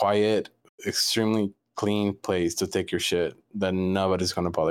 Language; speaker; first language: English; non-native, fluent; Spanish